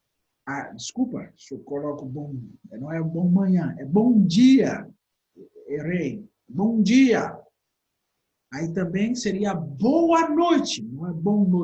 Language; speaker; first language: Portuguese; non-native, fluent; Haitian Creole